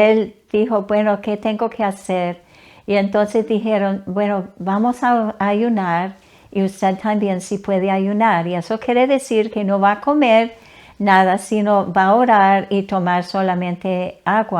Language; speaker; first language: Spanish; non-native, fluent; English